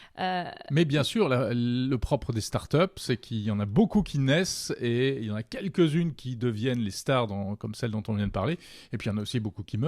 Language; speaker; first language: French; native; French